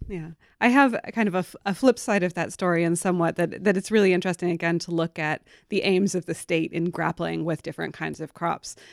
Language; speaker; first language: English; native; English